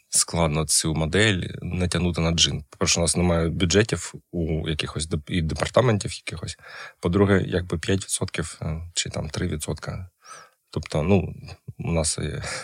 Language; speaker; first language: Ukrainian; non-native, local second language; Russian